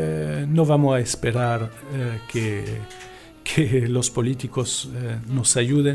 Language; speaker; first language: Spanish; non-native, fluent; French